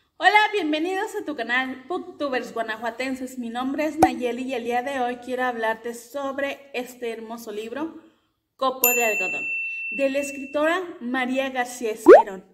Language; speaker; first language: Spanish; native; Spanish